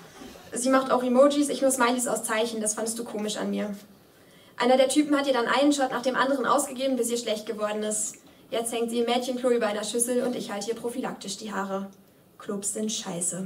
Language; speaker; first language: German; native; German